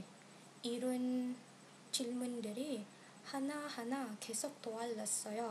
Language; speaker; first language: Korean; non-native, learner; Malay